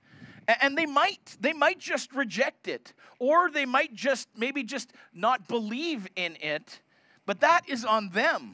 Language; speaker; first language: English; native; English